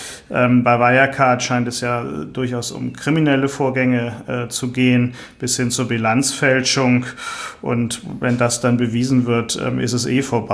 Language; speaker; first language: German; native; German